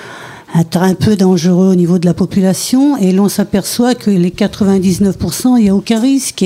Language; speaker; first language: French; native; French